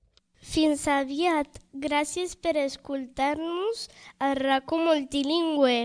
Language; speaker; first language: Catalan; early bilingual, other home language; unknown